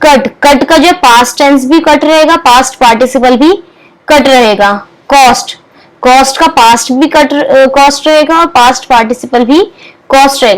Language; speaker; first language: Hindi; native; Hindi